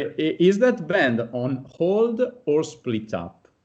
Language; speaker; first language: English; non-native, fluent; Italian